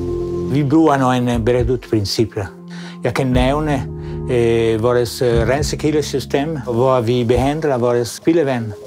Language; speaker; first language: Danish; non-native, fluent; Italian